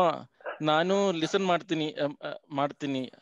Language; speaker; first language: Kannada; non-native, learner; Malayalam